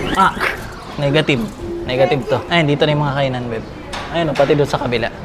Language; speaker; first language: Filipino; native; Filipino